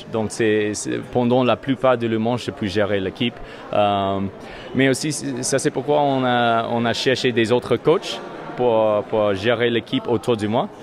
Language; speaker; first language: French; non-native, learner; English